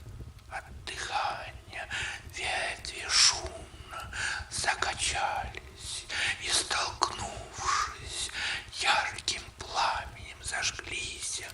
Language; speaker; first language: Russian; native; Russian